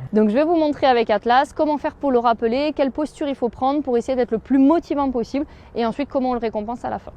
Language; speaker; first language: French; native; French